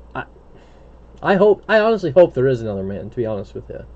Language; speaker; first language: English; native; English